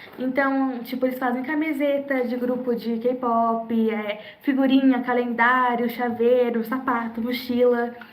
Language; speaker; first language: Portuguese; native; Portuguese